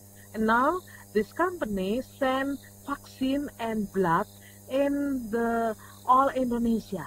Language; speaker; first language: English; non-native, learner; Indonesian